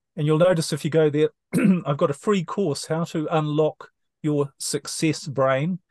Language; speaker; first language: English; native; English